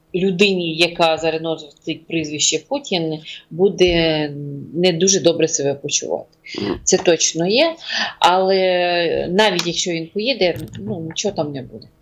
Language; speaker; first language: Ukrainian; non-native, local second language; Russian